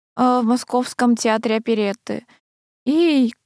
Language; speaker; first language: Russian; native; Russian